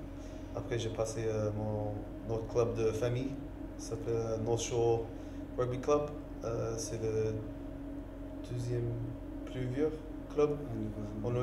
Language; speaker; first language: French; non-native, learner; English